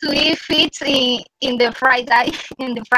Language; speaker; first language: English; non-native, learner; Spanish